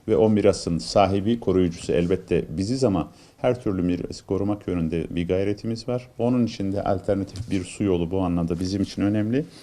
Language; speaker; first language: Turkish; native; Turkish